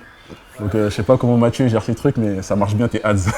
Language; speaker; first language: French; native; French